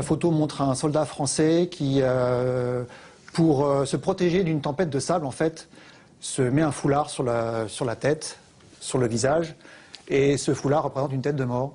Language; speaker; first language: French; native; French